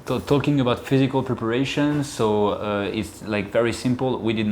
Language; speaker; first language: English; non-native, fluent; French